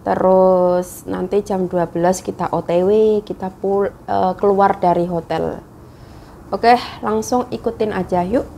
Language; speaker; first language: Indonesian; non-native, local second language; Javanese